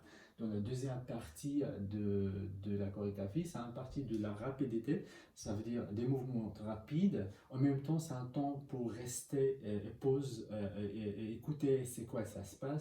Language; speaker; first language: French; non-native, learner; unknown